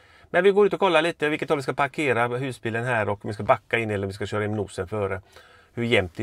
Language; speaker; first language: Swedish; native; Swedish